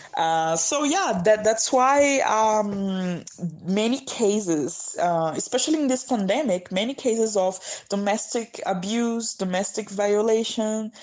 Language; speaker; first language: English; non-native, fluent; Portuguese